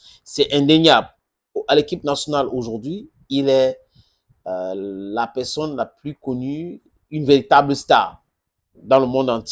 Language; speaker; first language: French; non-native, local second language; English